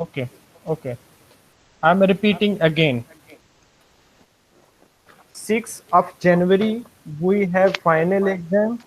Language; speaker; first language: English; non-native, fluent; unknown